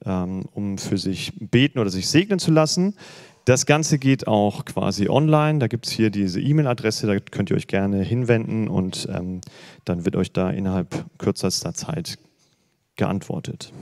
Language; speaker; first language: German; native; German